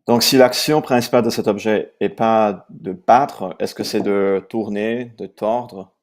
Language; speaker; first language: French; non-native, fluent; English